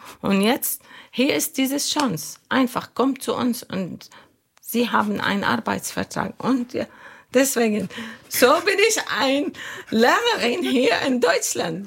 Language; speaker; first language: German; non-native, learner; Arabic